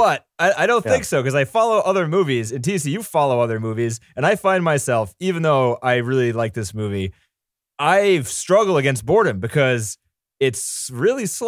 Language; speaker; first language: English; native; English